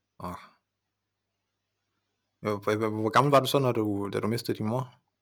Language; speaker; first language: Danish; early bilingual, other home language; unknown